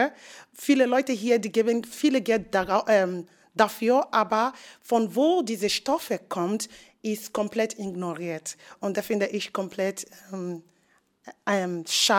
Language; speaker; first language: German; non-native, learner; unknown